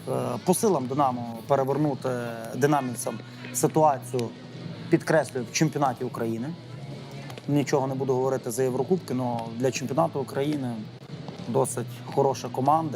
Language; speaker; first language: Ukrainian; native; Ukrainian